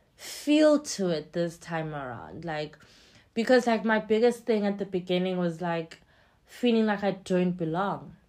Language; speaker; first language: English; non-native, local second language; Xhosa